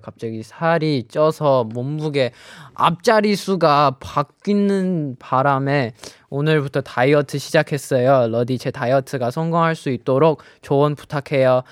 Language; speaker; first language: Korean; non-native, fluent; Chinese